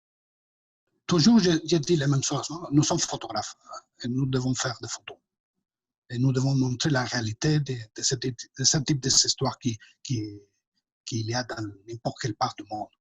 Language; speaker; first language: French; non-native, fluent; Spanish